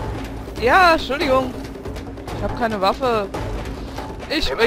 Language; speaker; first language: German; native; German